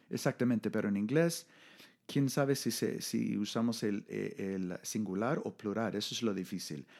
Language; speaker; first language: Spanish; non-native, fluent; English